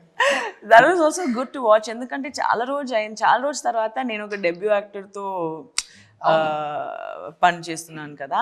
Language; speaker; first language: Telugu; non-native, local second language; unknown